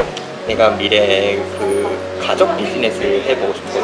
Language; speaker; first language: Korean; non-native, fluent; Japanese